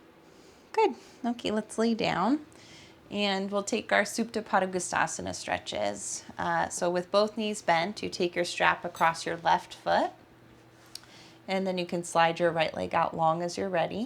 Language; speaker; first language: English; native; English